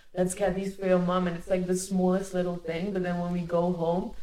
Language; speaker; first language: English; early bilingual, other home language; Hungarian